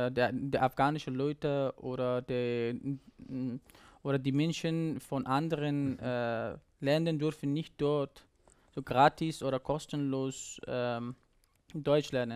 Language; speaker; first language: German; non-native, learner; Persian